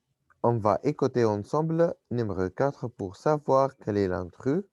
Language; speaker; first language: French; non-native, fluent; Arabic